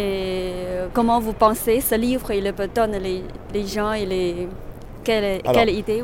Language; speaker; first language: French; non-native, learner; Chinese